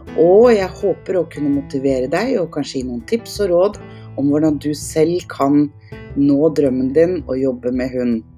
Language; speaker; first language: Norwegian; native; Norwegian